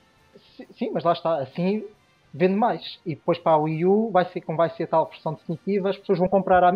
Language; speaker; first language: Portuguese; native; Portuguese